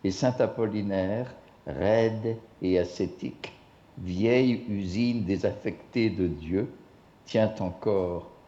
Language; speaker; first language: French; non-native, fluent; English